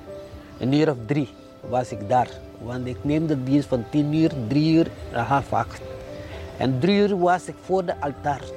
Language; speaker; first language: Dutch; non-native, fluent; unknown